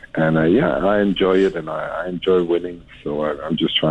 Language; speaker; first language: English; non-native, fluent; French